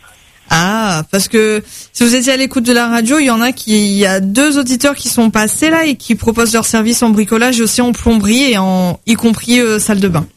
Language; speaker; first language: French; native; French